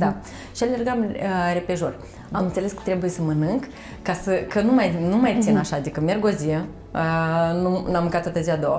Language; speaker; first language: Romanian; native; Romanian